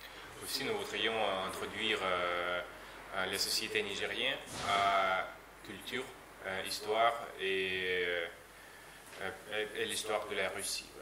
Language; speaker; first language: French; non-native, learner; Russian